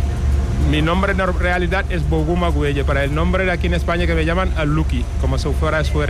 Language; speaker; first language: Spanish; non-native, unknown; Wolof